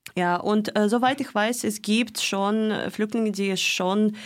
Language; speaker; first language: German; non-native, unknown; Russian